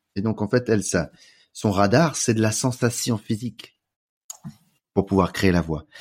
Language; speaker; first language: French; native; French